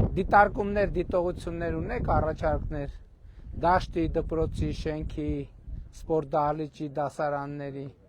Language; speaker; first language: Armenian; native; Armenian